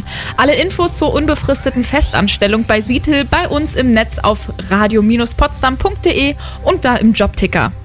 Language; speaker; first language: German; native; German